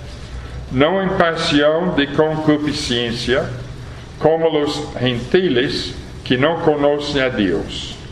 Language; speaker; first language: Portuguese; non-native, fluent; English